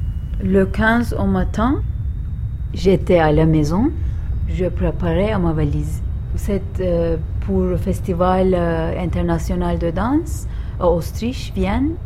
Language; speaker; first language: French; non-native, learner; Turkish